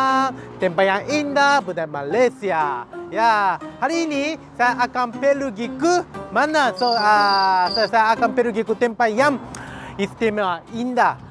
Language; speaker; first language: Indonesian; non-native, learner; Japanese